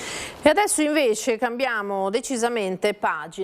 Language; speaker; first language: Italian; native; Italian